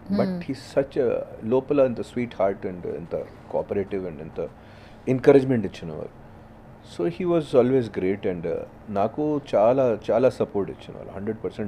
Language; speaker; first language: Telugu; non-native, local second language; Hindi